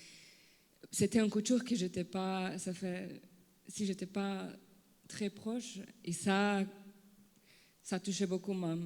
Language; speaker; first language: French; non-native, learner; Portuguese